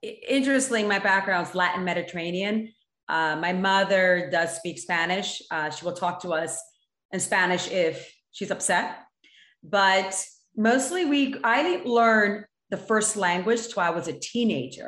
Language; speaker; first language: English; native; English